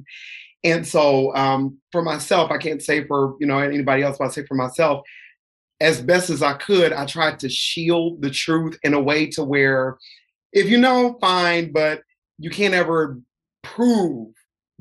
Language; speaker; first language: English; native; English